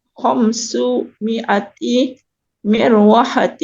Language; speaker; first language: Arabic; non-native, learner; Indonesian